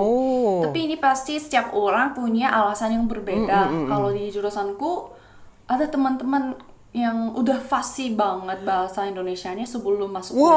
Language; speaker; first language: Indonesian; non-native, fluent; Korean